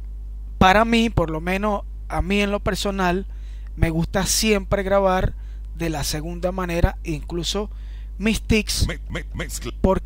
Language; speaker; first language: Spanish; native; Spanish